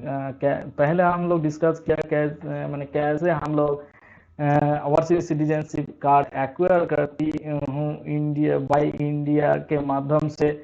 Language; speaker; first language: Hindi; non-native, local second language; Bangla